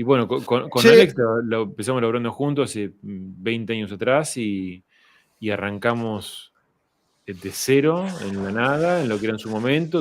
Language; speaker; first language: Spanish; native; Spanish